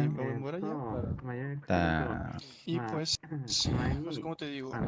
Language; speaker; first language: Spanish; native; Spanish